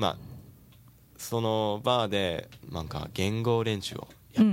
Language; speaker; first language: Japanese; non-native, learner; English